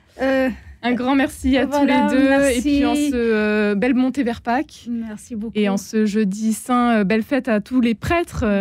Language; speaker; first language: French; native; French